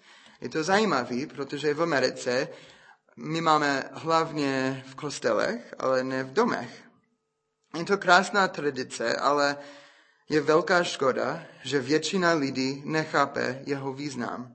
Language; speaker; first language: Czech; non-native, fluent; English